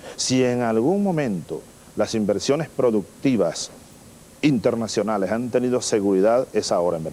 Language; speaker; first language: Spanish; native; Spanish